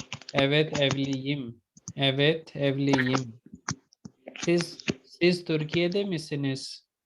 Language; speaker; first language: Turkish; non-native, fluent; Urdu